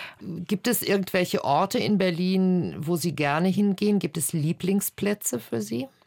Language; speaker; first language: German; native; German